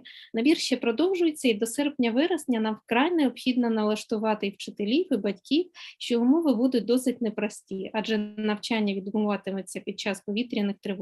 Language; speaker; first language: Ukrainian; native; Ukrainian